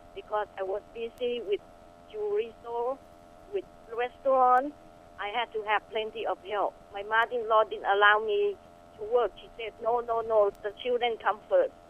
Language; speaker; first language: English; non-native, fluent; Thai